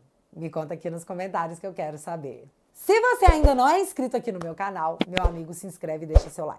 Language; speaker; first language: Portuguese; native; Portuguese